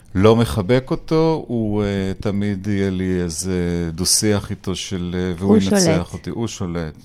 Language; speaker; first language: Hebrew; native; Hebrew